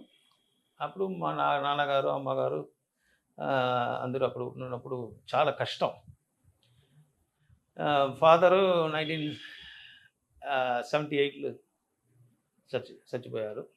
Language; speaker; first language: Telugu; non-native, learner; Tamil